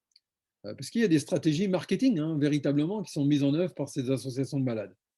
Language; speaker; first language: French; native; French